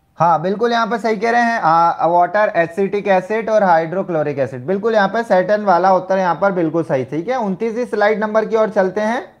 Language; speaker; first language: Hindi; native; Hindi